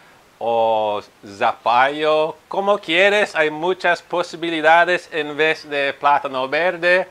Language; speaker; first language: Spanish; non-native, fluent; Italian